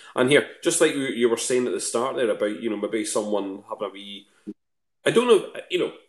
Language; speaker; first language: English; native; English